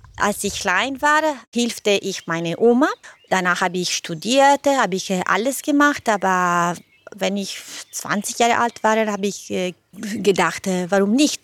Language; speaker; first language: German; non-native, learner; Italian